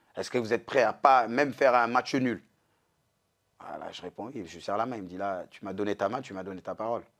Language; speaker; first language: French; native; French